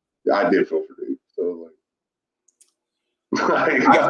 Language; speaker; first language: English; native; English